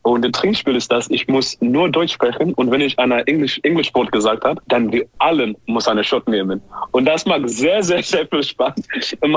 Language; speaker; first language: German; non-native, learner; English